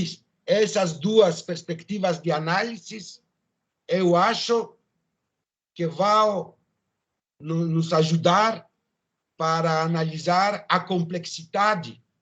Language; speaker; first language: Portuguese; non-native, learner; French